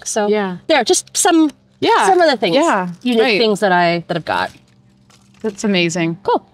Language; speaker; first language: English; native; English